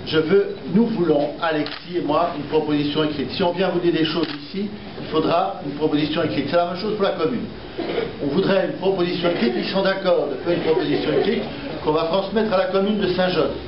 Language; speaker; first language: French; native; French